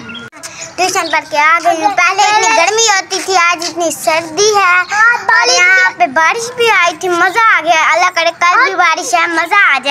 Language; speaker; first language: Hindi; non-native, local second language; Saraiki